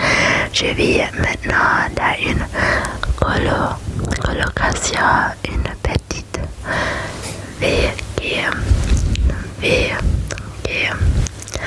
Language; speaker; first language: French; non-native, learner; German